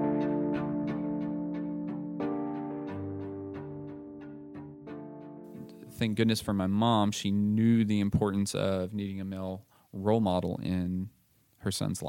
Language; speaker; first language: English; native; English